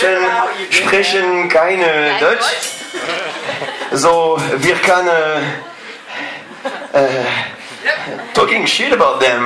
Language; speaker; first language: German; non-native, learner; English